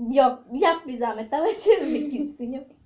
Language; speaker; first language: Turkish; native; Turkish